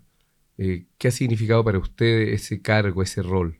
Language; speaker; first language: Spanish; native; Spanish